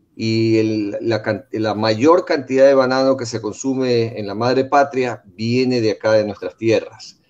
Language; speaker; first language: Spanish; native; Spanish